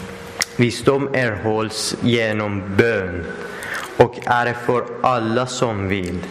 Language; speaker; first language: Swedish; non-native, learner; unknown